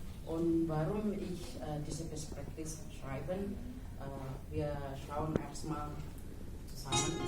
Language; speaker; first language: German; non-native, fluent; Indonesian